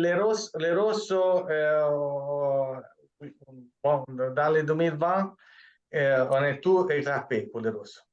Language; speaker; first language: French; non-native, fluent; Italian